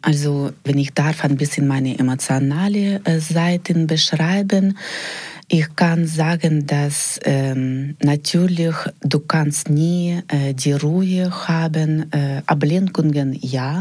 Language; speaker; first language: German; non-native, fluent; Ukrainian